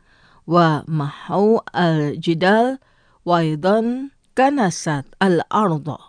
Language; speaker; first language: Arabic; non-native, fluent; Indonesian